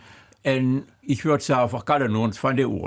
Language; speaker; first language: German; native; German